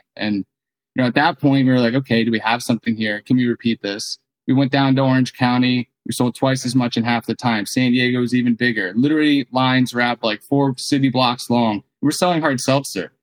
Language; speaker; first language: English; native; English